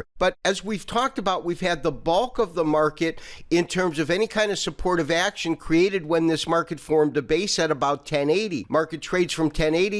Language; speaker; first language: English; native; English